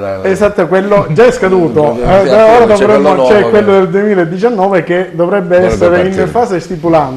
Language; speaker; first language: Italian; native; Italian